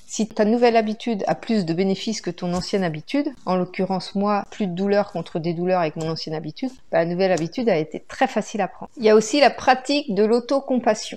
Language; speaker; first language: French; native; French